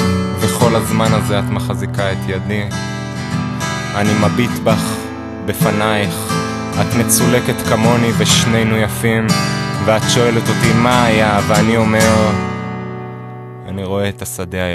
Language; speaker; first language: Hebrew; native; Hebrew